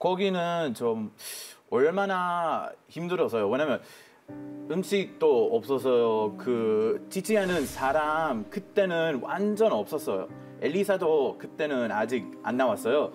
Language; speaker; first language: Korean; non-native, fluent; Hebrew